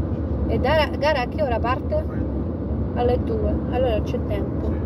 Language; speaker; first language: Italian; non-native, learner; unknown